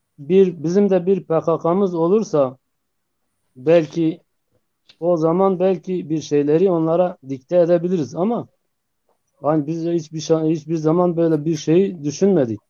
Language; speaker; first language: Turkish; non-native, local second language; Zaza